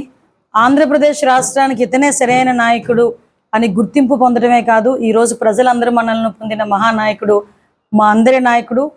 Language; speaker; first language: Telugu; native; Telugu